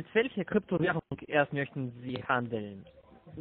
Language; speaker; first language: German; non-native, learner; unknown